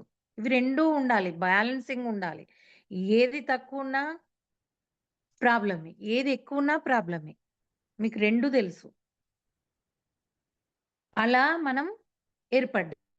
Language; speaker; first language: Telugu; native; Telugu